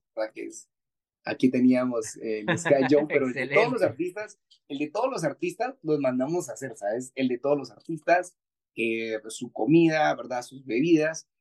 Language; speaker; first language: Spanish; native; Spanish